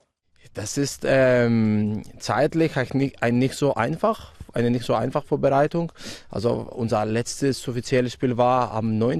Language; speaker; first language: German; non-native, fluent; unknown